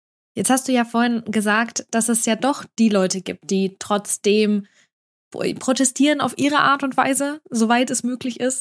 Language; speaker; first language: German; early bilingual, other home language; Russian